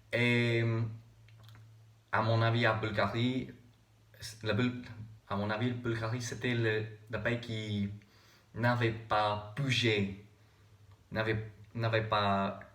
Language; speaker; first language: French; non-native, learner; English